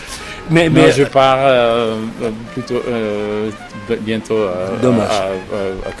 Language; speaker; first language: French; non-native, learner; English